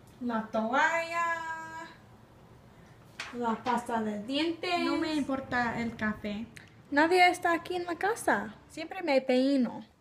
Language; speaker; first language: Spanish; non-native, learner; English